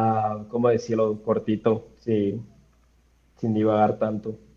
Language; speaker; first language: Spanish; native; Spanish